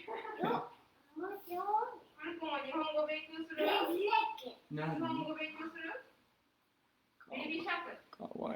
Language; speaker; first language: Japanese; non-native, fluent; English